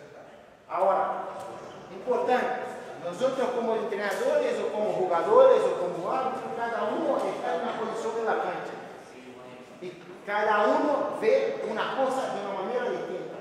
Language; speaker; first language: Spanish; non-native, fluent; Portuguese